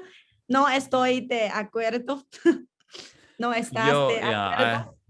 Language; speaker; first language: Spanish; non-native, learner; Chinese